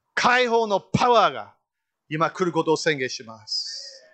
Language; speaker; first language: Japanese; native; Japanese